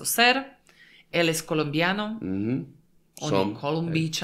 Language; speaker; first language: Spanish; non-native, fluent; Slovak